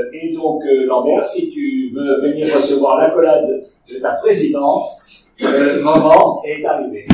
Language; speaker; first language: French; native; French